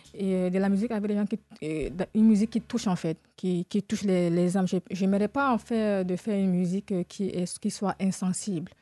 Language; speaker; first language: French; non-native, fluent; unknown